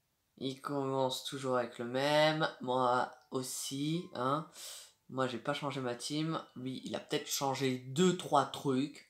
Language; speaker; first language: French; native; French